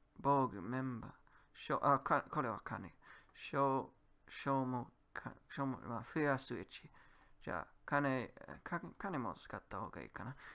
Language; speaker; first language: Japanese; non-native, learner; Polish